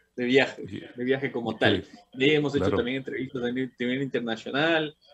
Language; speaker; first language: Spanish; native; Spanish